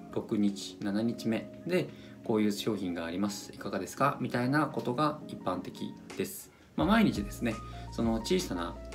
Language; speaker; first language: Japanese; native; Japanese